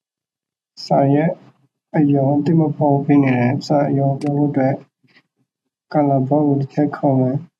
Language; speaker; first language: Burmese; native; Burmese